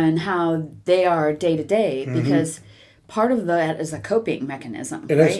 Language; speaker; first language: English; native; English